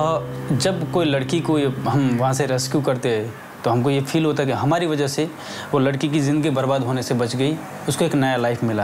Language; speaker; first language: Hindi; native; Hindi